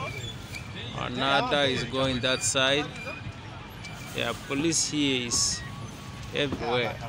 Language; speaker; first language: English; non-native, fluent; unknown